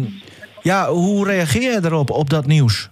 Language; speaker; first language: Dutch; native; Dutch